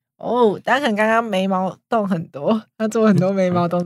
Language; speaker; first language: Chinese; native; Chinese